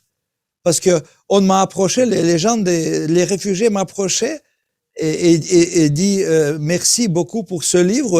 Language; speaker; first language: French; non-native, learner; Russian